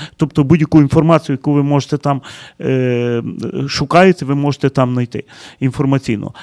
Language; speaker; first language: Ukrainian; early bilingual, heritage; Ukrainian